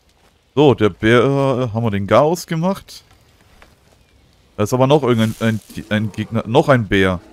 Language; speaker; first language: German; native; German